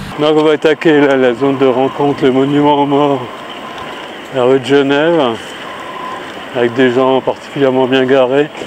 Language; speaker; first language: French; native; French